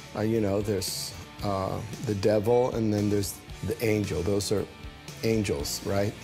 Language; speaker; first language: English; native; English